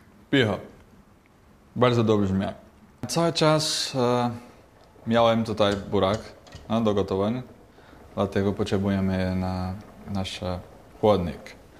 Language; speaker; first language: Polish; non-native, learner; Portuguese